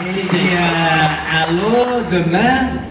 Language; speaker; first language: French; non-native, learner; English